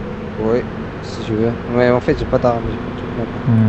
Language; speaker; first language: French; native; French